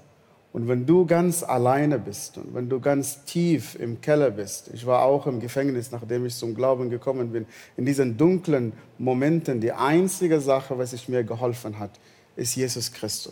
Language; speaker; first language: German; non-native, fluent; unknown